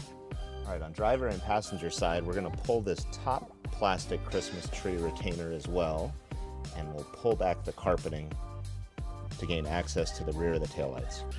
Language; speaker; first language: English; native; English